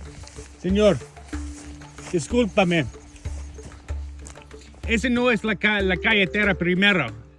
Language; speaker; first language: Spanish; non-native, learner; English